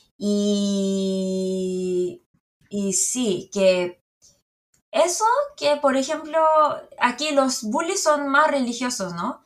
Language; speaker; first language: Spanish; non-native, fluent; Korean